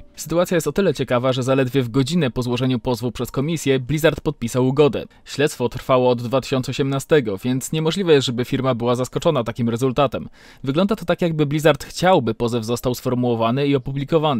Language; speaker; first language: Polish; native; Polish